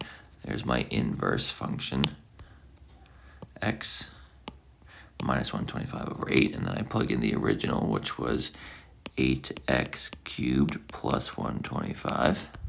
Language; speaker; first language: English; native; English